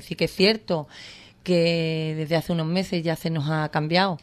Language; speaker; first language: Spanish; native; Spanish